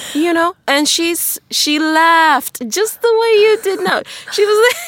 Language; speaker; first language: English; non-native, fluent; Wolof